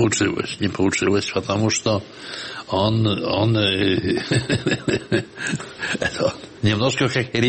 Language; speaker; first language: Russian; non-native, fluent; Polish